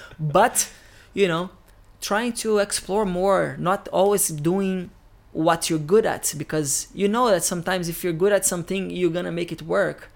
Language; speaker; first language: English; non-native, fluent; Portuguese